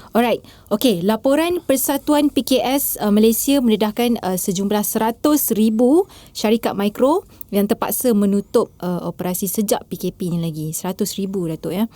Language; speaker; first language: Malay; native; Malay